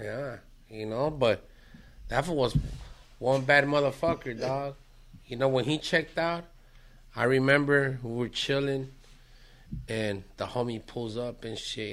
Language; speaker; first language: English; early bilingual, other home language; Spanish